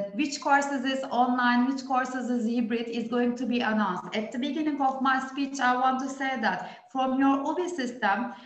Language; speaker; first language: English; non-native, fluent; Turkish